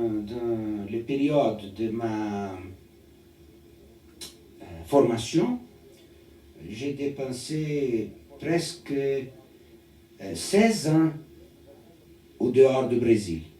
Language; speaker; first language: French; non-native, learner; Portuguese